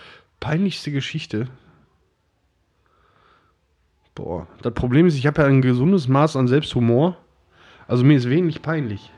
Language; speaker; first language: German; native; German